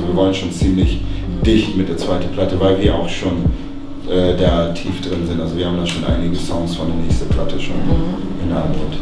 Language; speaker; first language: German; native; German